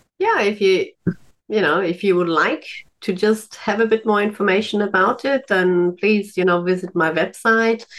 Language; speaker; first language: English; non-native, fluent; German